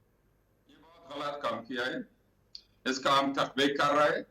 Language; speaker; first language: Hindi; non-native, learner; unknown